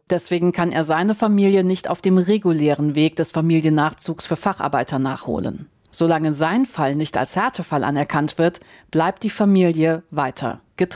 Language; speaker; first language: German; native; German